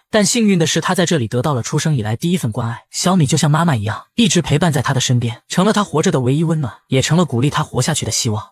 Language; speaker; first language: Chinese; native; Chinese